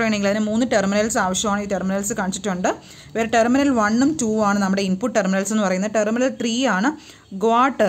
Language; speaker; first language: English; non-native, local second language; Malayalam